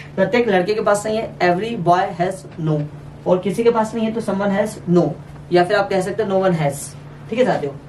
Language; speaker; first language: Hindi; native; Hindi